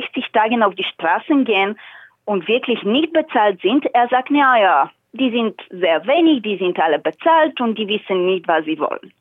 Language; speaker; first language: German; non-native, fluent; Bulgarian